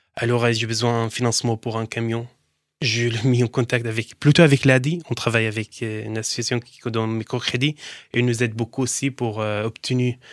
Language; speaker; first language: French; non-native, learner; Arabic